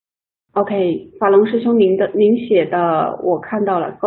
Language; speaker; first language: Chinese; native; Chinese